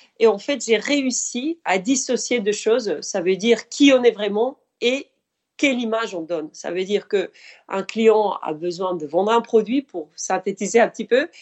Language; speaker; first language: French; non-native, fluent; Spanish